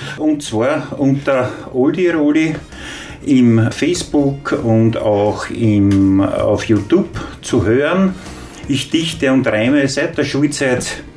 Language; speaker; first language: German; native; German